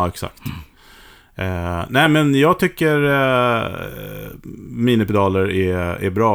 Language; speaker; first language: Swedish; native; Swedish